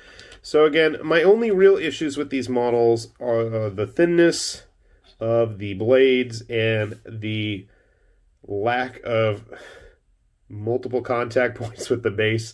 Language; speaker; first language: English; native; English